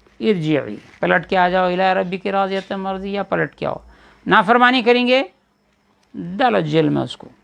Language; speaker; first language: Urdu; native; Urdu